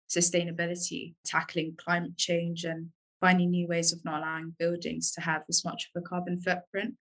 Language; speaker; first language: English; native; English